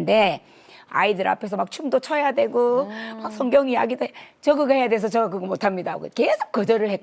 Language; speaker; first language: Korean; native; Korean